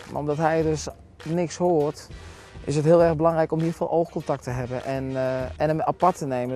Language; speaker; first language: Dutch; native; Dutch